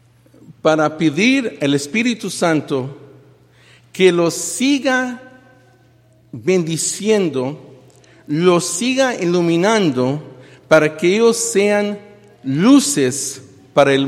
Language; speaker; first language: Spanish; early bilingual, heritage; Spanish